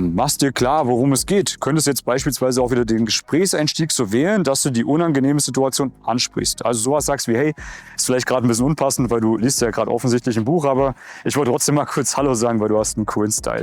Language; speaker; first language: German; native; German